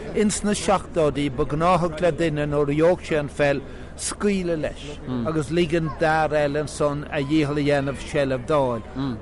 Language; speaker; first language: Irish; native; Irish